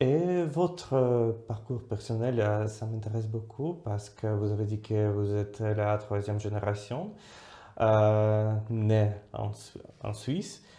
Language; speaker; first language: French; non-native, fluent; Russian